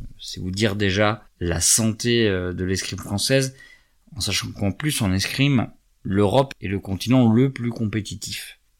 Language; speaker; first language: French; native; French